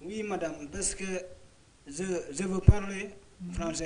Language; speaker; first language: French; non-native, learner; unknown